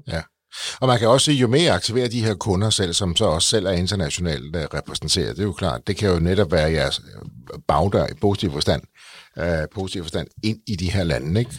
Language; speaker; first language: Danish; native; Danish